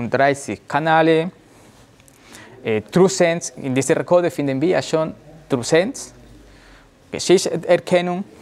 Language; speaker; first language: German; non-native, learner; Spanish